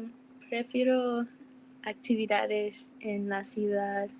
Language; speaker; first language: Spanish; non-native, learner; English